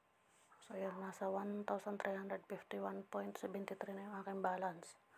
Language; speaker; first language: Filipino; native; Filipino